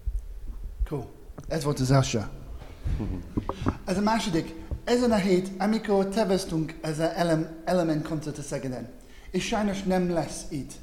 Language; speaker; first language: Hungarian; non-native, learner; English